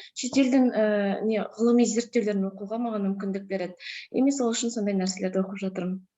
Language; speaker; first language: Kazakh; native; Kazakh